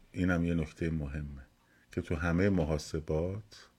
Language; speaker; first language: Persian; native; Persian